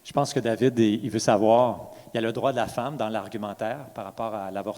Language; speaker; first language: French; native; French